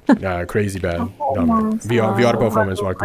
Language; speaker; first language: Japanese; non-native, learner; English